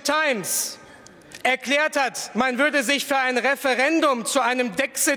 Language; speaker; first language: German; native; German